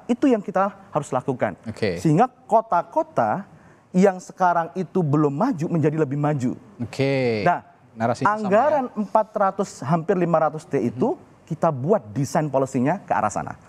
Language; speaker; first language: Indonesian; native; Indonesian